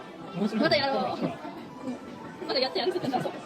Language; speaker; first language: Japanese; native; Japanese